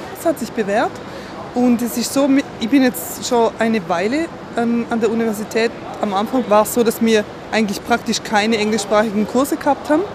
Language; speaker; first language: German; native; German